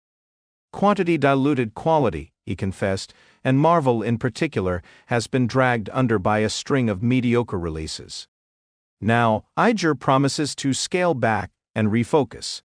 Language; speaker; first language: English; native; English